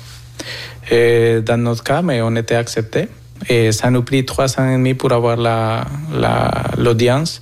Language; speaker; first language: French; non-native, fluent; Spanish